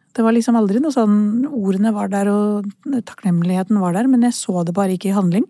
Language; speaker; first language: Norwegian; early bilingual, other home language; Urdu